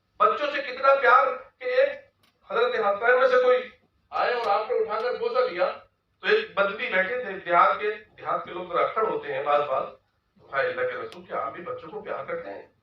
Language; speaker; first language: Urdu; native; Urdu